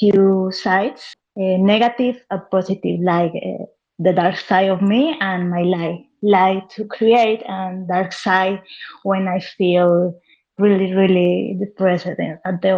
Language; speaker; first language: English; non-native, learner; Spanish